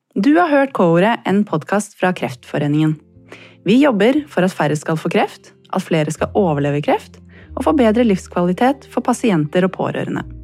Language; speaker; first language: Norwegian; native; Norwegian